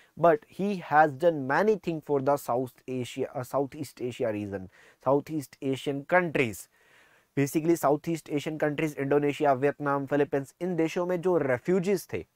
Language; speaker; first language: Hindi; non-native, local second language; Punjabi